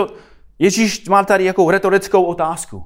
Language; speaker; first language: Czech; non-native, fluent; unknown